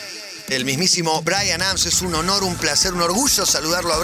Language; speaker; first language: Spanish; native; Spanish